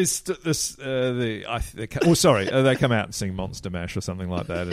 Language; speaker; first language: English; native; English